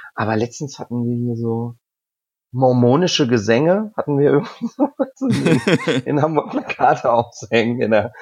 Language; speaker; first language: German; native; German